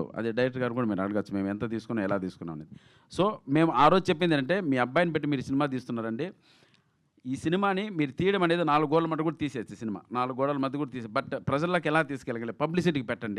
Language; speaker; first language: Telugu; native; Telugu